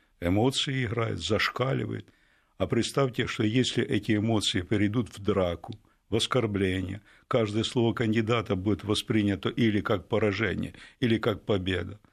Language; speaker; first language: Russian; native; Russian